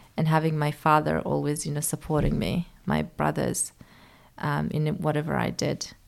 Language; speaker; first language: English; early bilingual, other home language; Persian